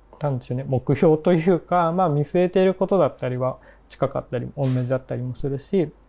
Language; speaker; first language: Japanese; native; Japanese